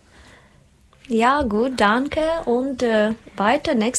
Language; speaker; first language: German; non-native, learner; Russian